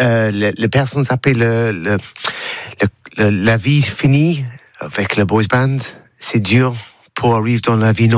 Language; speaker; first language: French; non-native, learner; English